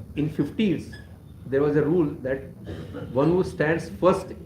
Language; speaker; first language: English; non-native, local second language; Marathi